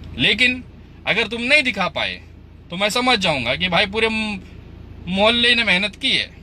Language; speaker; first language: Hindi; native; Hindi